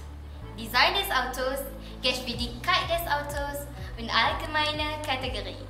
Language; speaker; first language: German; non-native, learner; Malay